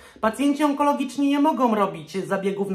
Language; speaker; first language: Polish; native; Polish